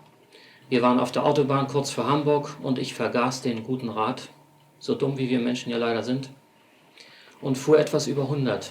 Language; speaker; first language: German; native; German